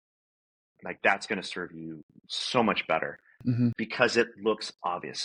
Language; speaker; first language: English; native; English